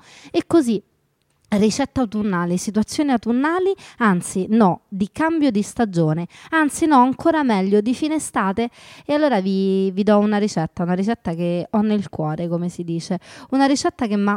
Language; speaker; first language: Italian; native; Italian